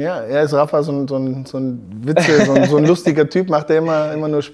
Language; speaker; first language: German; native; German